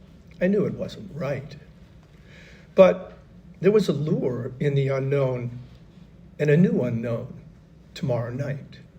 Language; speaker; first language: English; native; English